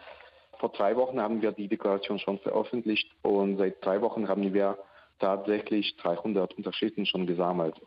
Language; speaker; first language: German; non-native, fluent; Russian